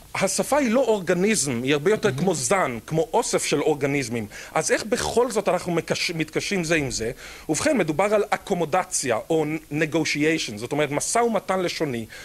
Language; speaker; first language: Hebrew; native; Hebrew